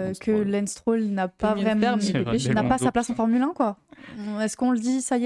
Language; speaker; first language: French; native; French